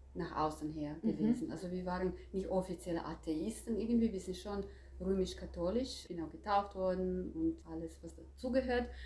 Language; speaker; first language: German; non-native, fluent; Croatian